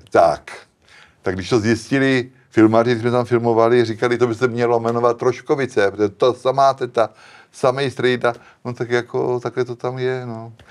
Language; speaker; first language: Czech; native; Czech